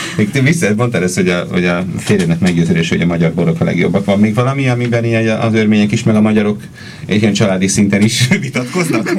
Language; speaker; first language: Hungarian; native; Hungarian